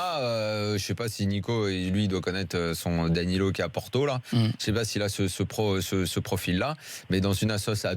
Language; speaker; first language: French; native; French